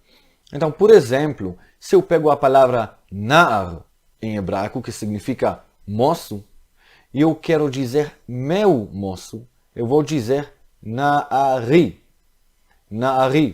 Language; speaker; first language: Portuguese; non-native, fluent; Hebrew